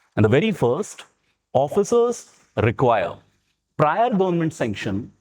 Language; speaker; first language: English; non-native, local second language; Punjabi